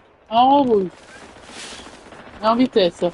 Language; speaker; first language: French; native; French